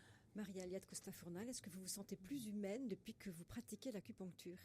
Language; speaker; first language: French; native; French